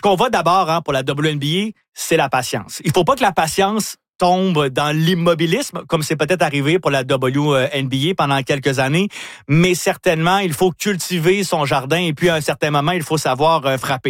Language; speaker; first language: French; native; French